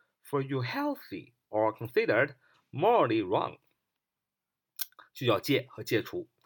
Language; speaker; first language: English; non-native, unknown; Chinese